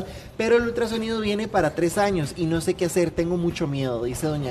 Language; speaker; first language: Spanish; native; Spanish